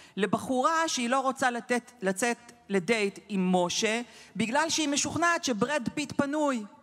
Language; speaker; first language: Hebrew; native; Hebrew